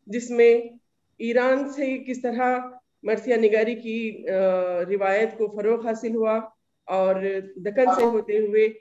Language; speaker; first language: Urdu; native; Urdu